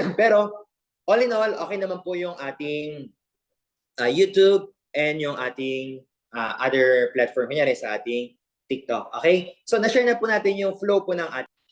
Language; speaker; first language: Filipino; native; Filipino